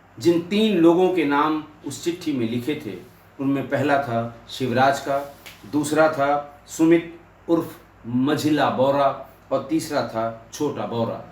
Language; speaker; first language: Hindi; native; Hindi